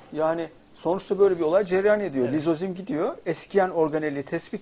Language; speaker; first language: Turkish; native; Turkish